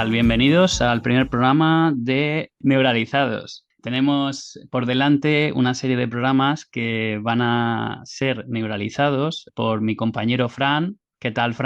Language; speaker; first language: Spanish; native; Spanish